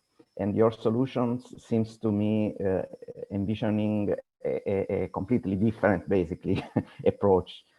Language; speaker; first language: English; non-native, fluent; Italian